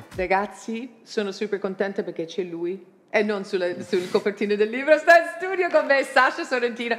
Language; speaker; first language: Italian; non-native, fluent; English